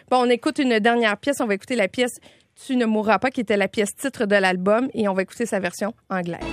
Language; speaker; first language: French; native; French